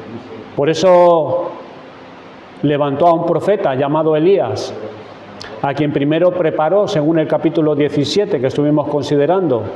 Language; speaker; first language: Spanish; native; Spanish